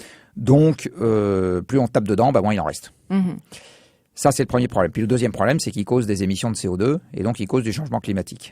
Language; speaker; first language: French; native; French